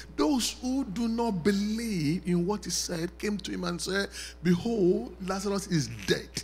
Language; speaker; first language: English; non-native, local second language; Yoruba